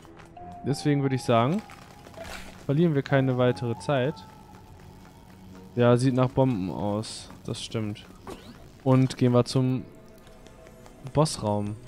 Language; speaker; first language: German; native; German